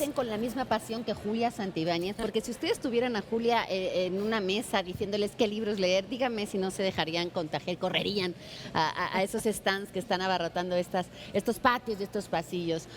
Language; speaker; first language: Spanish; native; Spanish